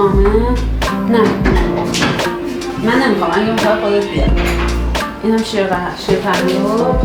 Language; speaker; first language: Persian; native; Persian